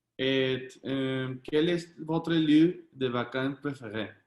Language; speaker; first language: French; non-native, learner; Spanish